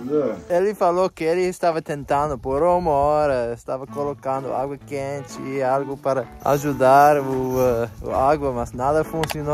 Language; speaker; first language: Portuguese; non-native, fluent; English